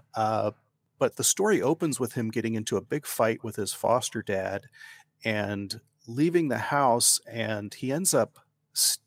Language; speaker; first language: English; native; English